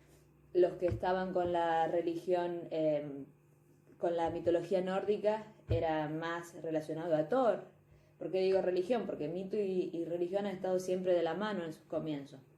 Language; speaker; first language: Spanish; native; Spanish